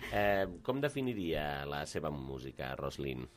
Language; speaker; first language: Catalan; native; Catalan